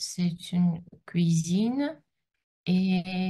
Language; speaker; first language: French; non-native, learner; Russian